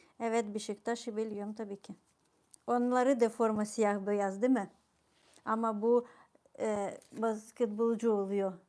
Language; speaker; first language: Turkish; non-native, fluent; Ukrainian